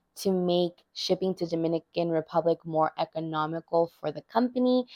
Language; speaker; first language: English; early bilingual, other home language; Spanish